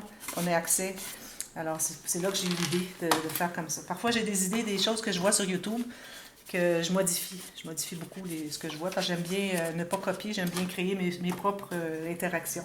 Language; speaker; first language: French; native; French